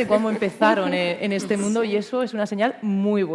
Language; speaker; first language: Spanish; native; Spanish